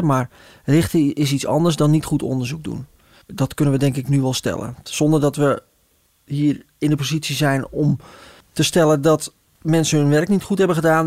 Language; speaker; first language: Dutch; native; Dutch